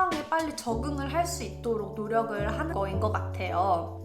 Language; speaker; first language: Korean; native; Korean